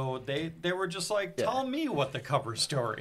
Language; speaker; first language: English; native; English